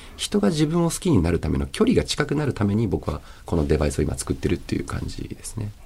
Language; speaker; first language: Japanese; early bilingual, other home language; Chinese